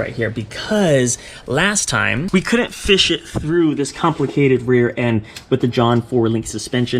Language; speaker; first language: English; native; English